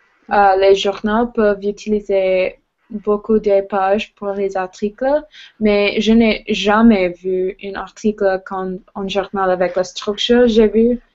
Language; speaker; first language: French; non-native, learner; English